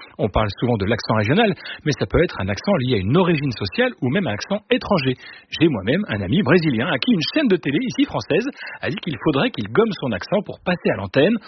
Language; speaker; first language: French; native; French